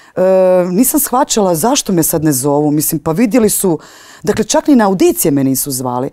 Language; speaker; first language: Croatian; native; Croatian